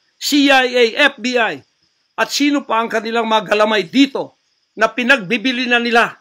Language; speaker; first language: Filipino; non-native, local second language; Cebuano